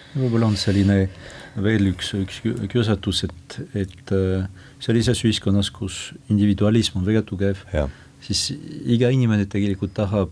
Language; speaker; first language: Estonian; non-native, fluent; French